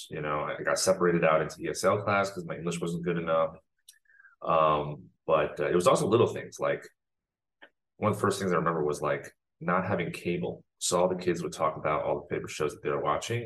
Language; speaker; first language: English; native; English